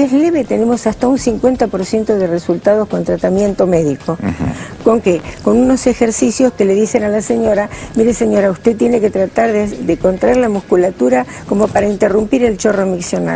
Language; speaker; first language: Spanish; native; Spanish